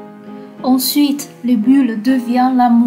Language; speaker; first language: French; non-native, fluent; Chinese